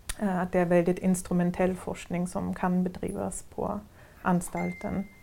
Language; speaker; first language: Swedish; non-native, fluent; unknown